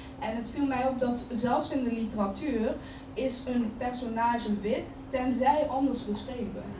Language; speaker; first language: Dutch; early bilingual, other home language; Kinyarwanda